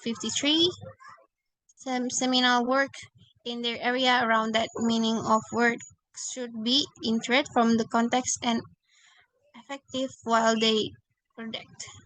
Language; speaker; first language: English; non-native, learner; Indonesian